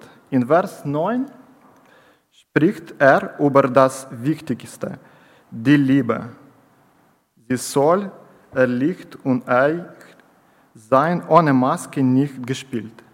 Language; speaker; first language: German; non-native, learner; Ukrainian